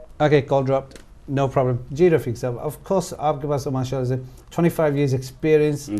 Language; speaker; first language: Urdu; early bilingual, heritage; Urdu